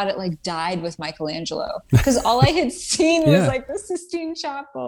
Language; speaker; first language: English; early bilingual, other home language; Persian